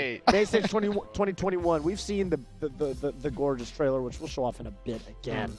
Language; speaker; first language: English; native; English